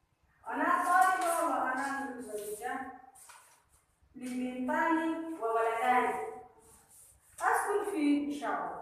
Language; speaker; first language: Arabic; non-native, learner; Pashto